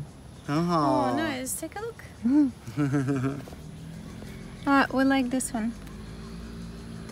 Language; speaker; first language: English; non-native, fluent; Russian